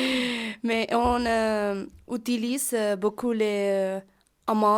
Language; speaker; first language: French; non-native, learner; Spanish